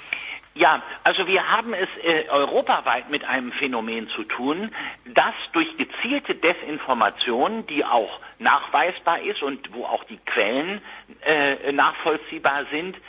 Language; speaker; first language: German; native; German